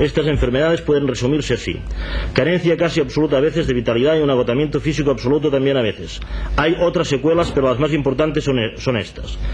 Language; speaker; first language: Spanish; non-native, local second language; Catalan